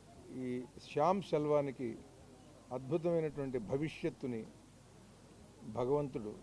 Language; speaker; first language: Telugu; native; Telugu